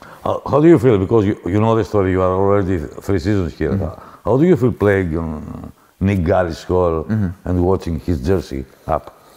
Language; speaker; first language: English; non-native, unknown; Greek